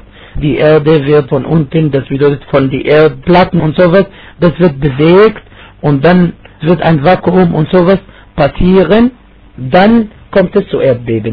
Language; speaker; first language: German; non-native, fluent; Arabic